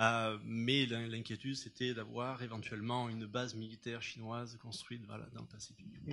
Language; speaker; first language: French; native; French